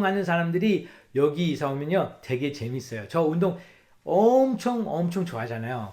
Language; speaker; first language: Korean; early bilingual, heritage; English